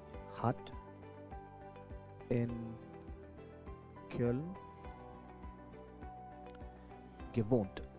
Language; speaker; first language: German; non-native, fluent; Hindi